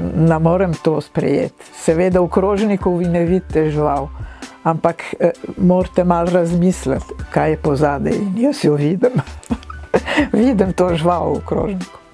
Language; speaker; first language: Slovenian; non-native, fluent; Italian